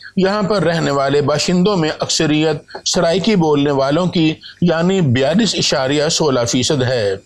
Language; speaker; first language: Urdu; native; Urdu